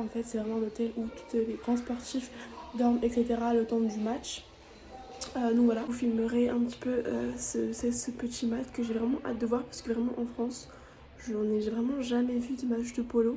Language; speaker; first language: French; native; French